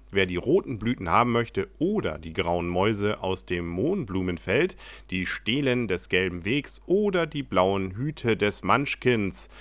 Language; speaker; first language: German; native; German